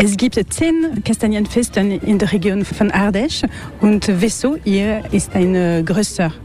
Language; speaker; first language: German; non-native, learner; French